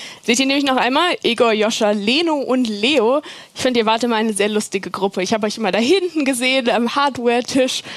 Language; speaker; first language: German; native; German